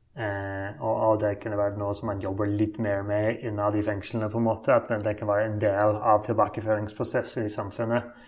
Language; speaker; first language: Norwegian; non-native, fluent; English